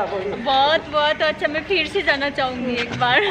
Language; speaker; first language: Hindi; non-native, learner; Bangla